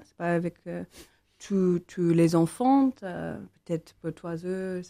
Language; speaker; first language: French; non-native, learner; English